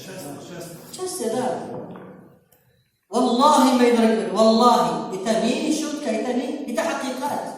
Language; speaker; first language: Russian; non-native, learner; Arabic